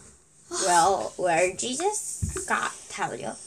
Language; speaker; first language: English; non-native, learner; Korean